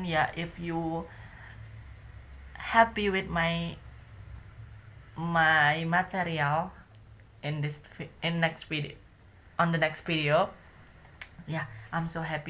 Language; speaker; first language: English; non-native, learner; Indonesian